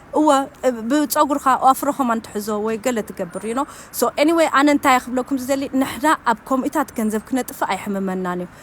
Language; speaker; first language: Tigrinya; early bilingual, heritage; German